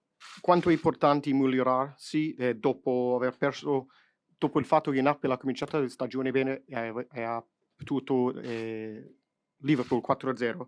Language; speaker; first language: Italian; non-native, fluent; English